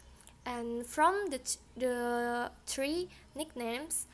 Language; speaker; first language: English; non-native, learner; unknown